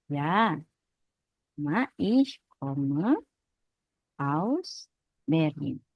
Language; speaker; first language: German; non-native, fluent; Indonesian